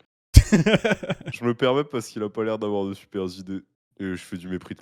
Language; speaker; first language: French; native; French